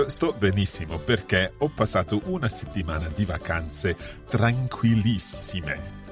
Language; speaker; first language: Italian; non-native, fluent; English